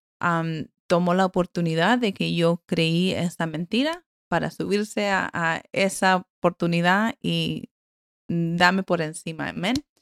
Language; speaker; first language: Spanish; early bilingual, heritage; Spanish